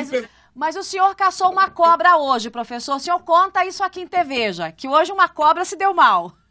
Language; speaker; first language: Portuguese; native; Portuguese